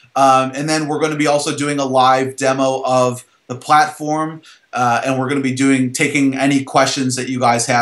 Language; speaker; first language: English; native; English